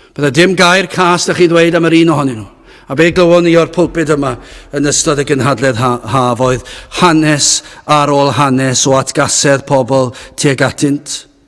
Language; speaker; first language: Welsh; native; Welsh